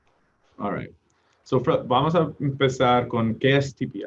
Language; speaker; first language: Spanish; non-native, learner; English